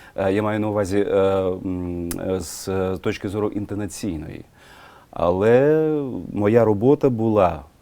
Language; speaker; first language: Ukrainian; non-native, local second language; Russian